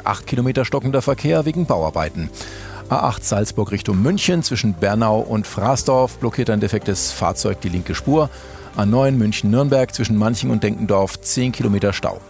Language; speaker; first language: German; native; German